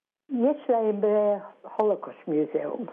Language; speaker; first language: Hebrew; non-native, fluent; Polish